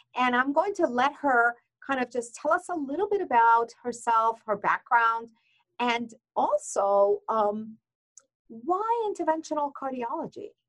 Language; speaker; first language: English; non-native, fluent; Persian